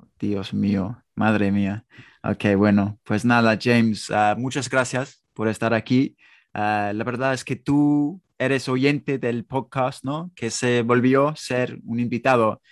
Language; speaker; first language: Spanish; non-native, fluent; English